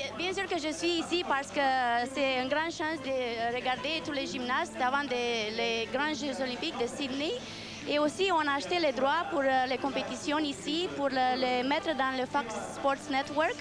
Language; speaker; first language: French; non-native, fluent; Romanian